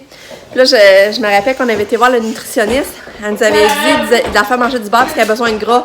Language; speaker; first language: French; native; French